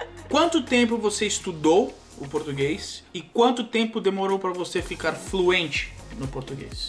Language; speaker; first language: Portuguese; native; Portuguese